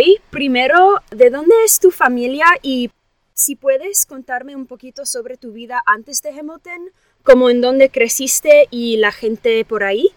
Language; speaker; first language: Spanish; non-native, fluent; English